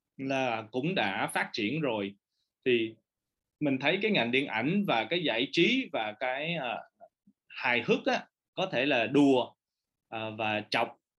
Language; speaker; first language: Vietnamese; early bilingual, heritage; Vietnamese